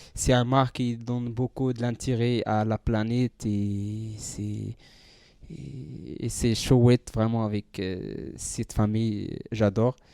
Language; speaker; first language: French; non-native, learner; Central Atlas Tamazight